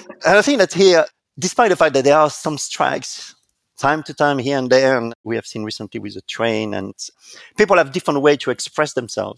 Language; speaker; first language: English; non-native, fluent; French